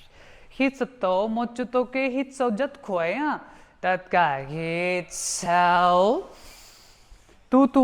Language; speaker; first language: Vietnamese; non-native, learner; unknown